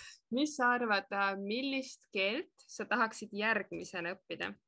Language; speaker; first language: Estonian; native; Estonian